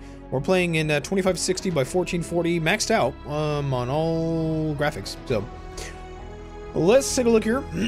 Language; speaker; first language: English; native; English